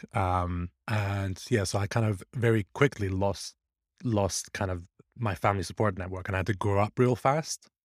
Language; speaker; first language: English; early bilingual, other home language; Persian